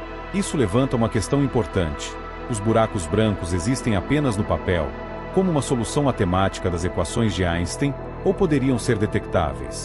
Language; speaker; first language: Portuguese; native; Portuguese